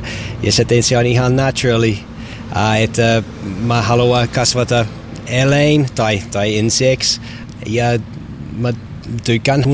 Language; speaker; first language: Finnish; non-native, learner; English